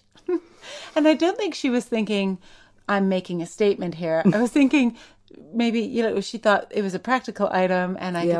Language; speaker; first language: English; native; English